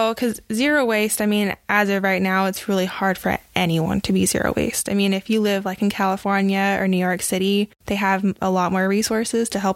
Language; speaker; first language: English; native; English